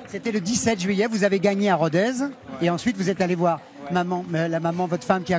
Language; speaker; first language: French; native; French